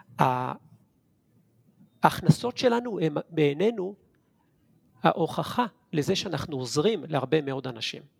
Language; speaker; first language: Hebrew; native; Hebrew